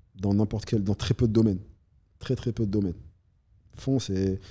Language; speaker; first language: French; native; French